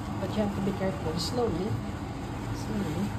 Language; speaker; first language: English; non-native, learner; Filipino